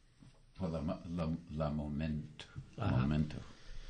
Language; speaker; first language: Spanish; non-native, learner; English